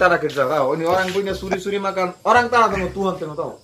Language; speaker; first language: Indonesian; non-native, learner; Bangla